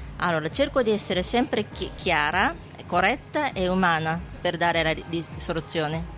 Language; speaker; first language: Italian; non-native, fluent; Japanese